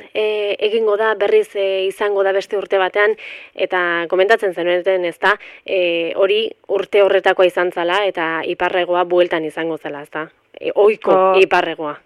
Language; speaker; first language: Basque; native; Basque